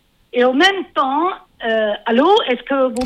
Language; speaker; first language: French; non-native, fluent; Italian